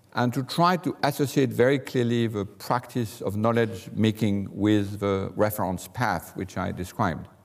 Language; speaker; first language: English; non-native, fluent; French